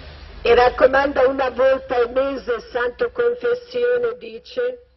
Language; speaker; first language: Italian; non-native, learner; Croatian